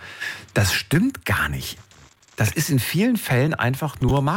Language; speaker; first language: German; native; German